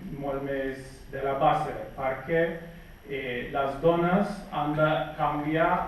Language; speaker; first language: Catalan; non-native, fluent; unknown